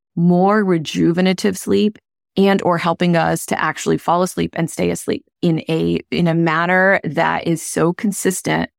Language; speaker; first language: English; non-native, local second language; Hindi